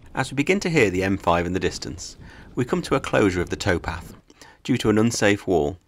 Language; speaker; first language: English; native; English